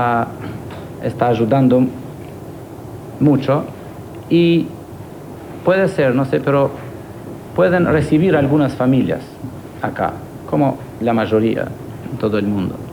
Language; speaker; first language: Spanish; non-native, fluent; Albanian